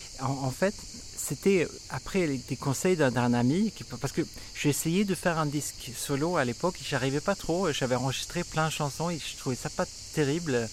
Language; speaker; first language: French; non-native, fluent; Swedish